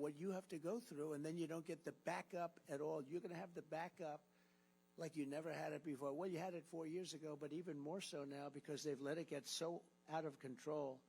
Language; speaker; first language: English; native; English